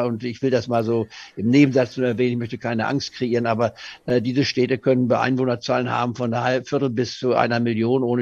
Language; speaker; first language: German; native; German